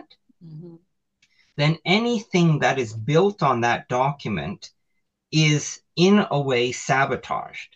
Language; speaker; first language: English; native; English